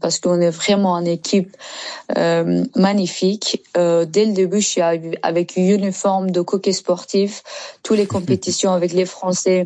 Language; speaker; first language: French; non-native, learner; Persian